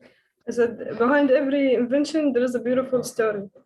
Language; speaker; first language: English; non-native, fluent; Arabic